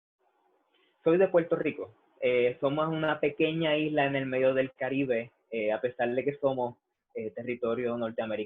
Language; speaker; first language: Spanish; native; Spanish